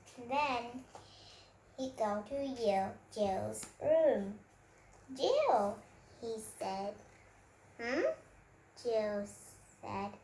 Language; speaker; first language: English; non-native, learner; Vietnamese